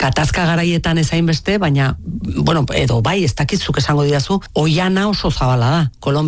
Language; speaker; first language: Basque; native; Basque